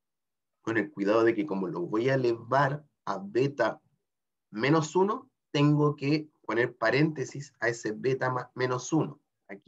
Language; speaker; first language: Spanish; native; Spanish